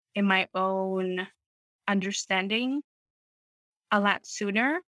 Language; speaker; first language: English; non-native, fluent; Spanish